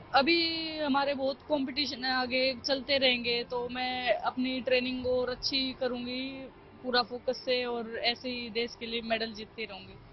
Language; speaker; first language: Hindi; native; Hindi